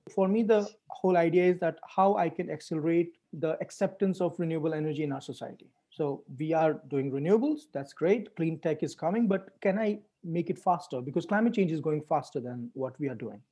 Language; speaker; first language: English; non-native, local second language; Hindi